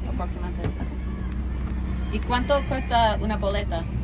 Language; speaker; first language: Spanish; non-native, learner; English